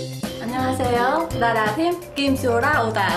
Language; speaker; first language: Korean; non-native, learner; Vietnamese